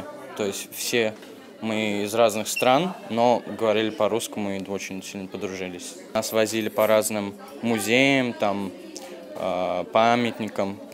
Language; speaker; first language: Russian; early bilingual, heritage; Russian